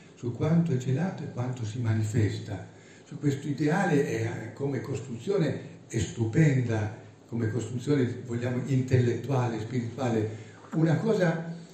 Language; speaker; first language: Italian; native; Italian